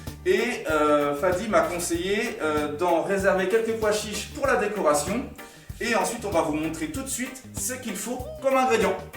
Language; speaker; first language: French; native; French